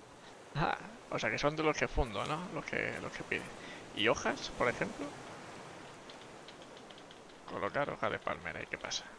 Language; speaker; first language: Spanish; native; Spanish